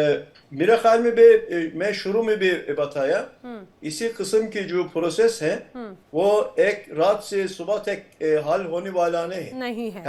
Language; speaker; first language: Hindi; non-native, fluent; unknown